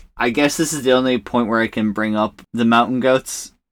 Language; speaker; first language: English; native; English